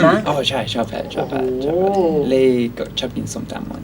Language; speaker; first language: Thai; non-native, learner; English